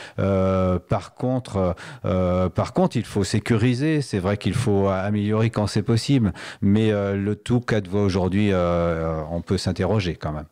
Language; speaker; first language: French; native; French